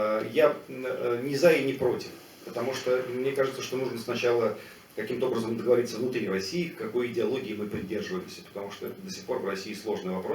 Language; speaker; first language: Russian; native; Russian